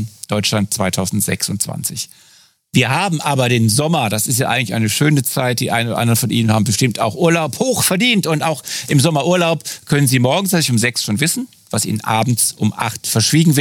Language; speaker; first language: German; native; German